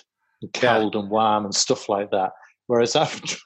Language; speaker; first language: English; native; English